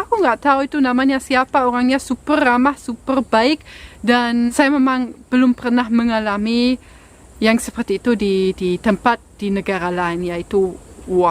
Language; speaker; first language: Indonesian; non-native, fluent; German